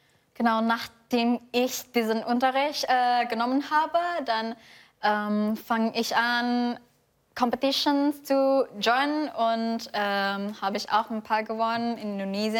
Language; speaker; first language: German; non-native, fluent; Indonesian